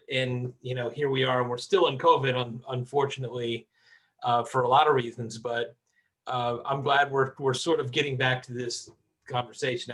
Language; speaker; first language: English; native; English